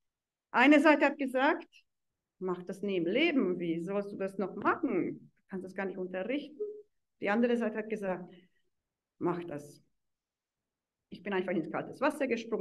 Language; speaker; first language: German; non-native, fluent; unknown